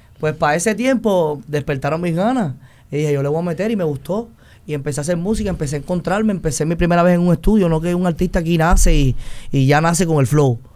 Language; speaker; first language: Spanish; native; Spanish